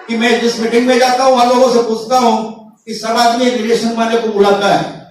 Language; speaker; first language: Hindi; non-native, local second language; Bangla